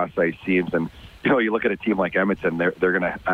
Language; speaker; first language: English; native; English